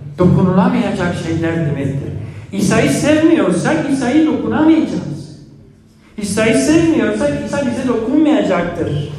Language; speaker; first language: Turkish; non-native, fluent; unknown